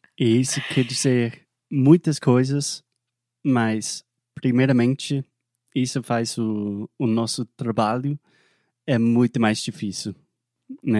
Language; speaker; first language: Portuguese; non-native, fluent; English